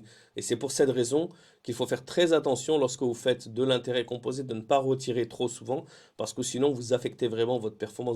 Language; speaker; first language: French; native; French